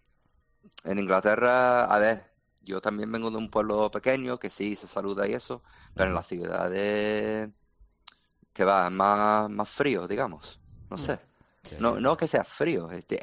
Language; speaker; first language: Spanish; non-native, fluent; English